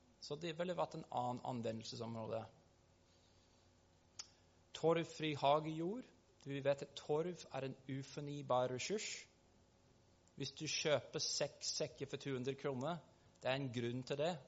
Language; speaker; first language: Norwegian; non-native, fluent; English